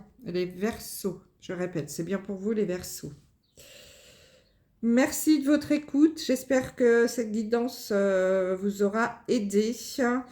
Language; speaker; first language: French; native; French